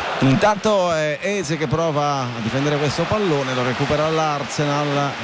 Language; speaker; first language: Italian; native; Italian